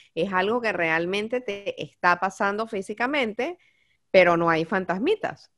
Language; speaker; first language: Spanish; native; Spanish